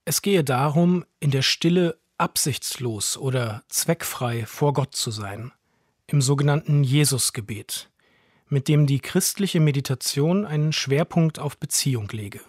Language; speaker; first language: German; native; German